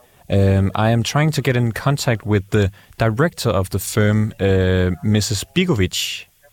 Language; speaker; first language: English; non-native, fluent; Danish